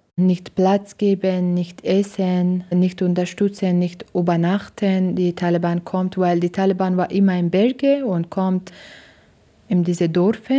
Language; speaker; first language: German; non-native, learner; Persian